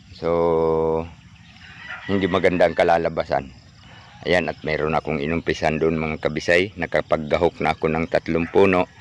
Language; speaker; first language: Filipino; non-native, local second language; Cebuano